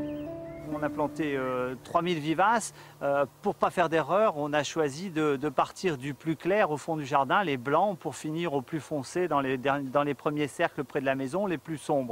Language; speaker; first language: French; native; French